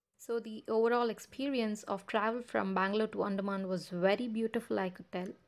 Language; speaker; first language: English; non-native, local second language; Kannada